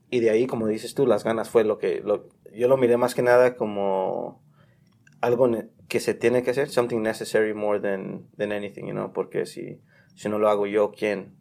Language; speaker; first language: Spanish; early bilingual, heritage; Spanish